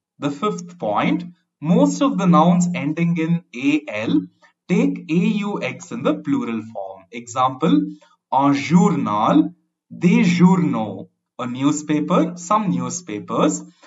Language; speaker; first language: English; non-native, local second language; Tamil